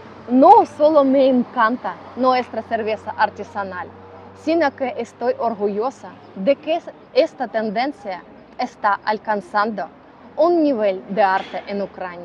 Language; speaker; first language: Spanish; non-native, learner; Ukrainian